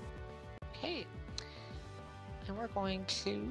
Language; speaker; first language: English; native; English